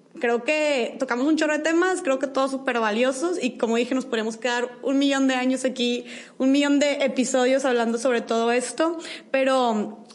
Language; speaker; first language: Spanish; native; Spanish